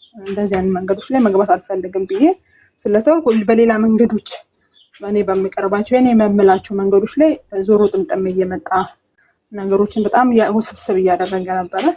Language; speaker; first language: Amharic; native; Amharic